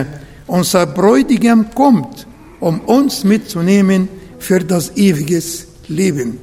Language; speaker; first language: German; non-native, learner; Arabic